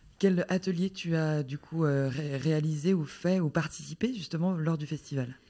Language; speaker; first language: French; native; French